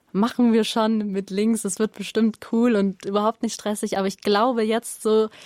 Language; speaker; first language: German; native; German